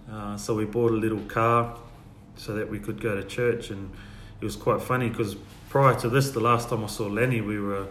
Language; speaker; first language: English; native; English